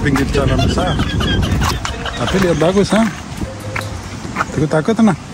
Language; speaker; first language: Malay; non-native, learner; Spanish